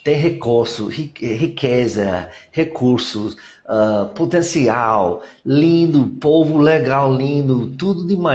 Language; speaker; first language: Portuguese; non-native, fluent; English